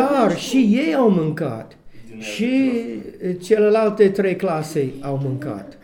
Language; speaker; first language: Romanian; non-native, learner; English